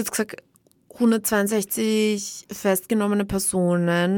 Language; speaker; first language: German; native; German